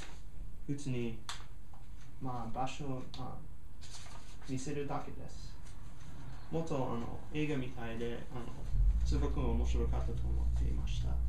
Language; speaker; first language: Japanese; non-native, learner; English